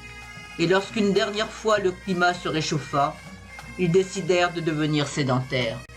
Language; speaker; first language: French; native; French